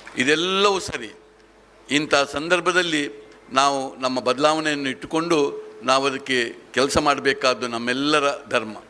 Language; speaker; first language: Kannada; non-native, local second language; Tulu